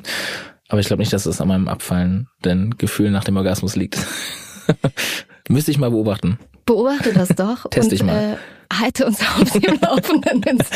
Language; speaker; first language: German; native; German